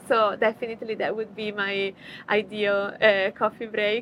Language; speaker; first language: English; non-native, fluent; Italian